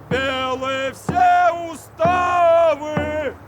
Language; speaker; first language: Russian; native; Russian